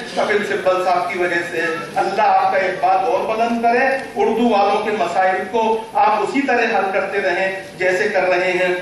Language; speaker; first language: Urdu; native; Urdu